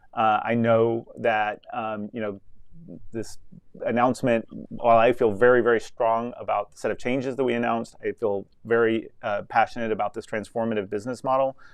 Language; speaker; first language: English; native; English